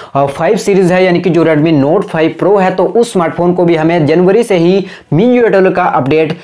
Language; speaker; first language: Hindi; native; Hindi